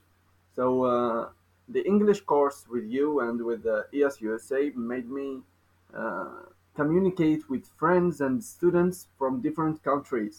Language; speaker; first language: English; non-native, fluent; Arabic